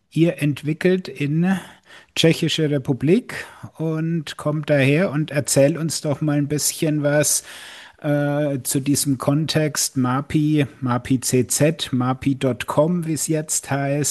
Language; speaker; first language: German; native; German